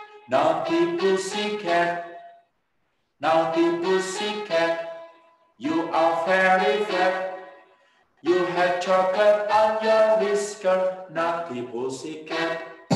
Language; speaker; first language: English; non-native, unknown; Indonesian